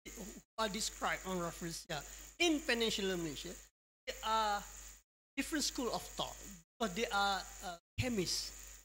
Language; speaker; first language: English; non-native, local second language; Malay